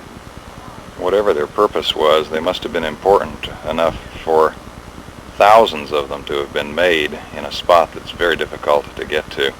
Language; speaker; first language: English; native; English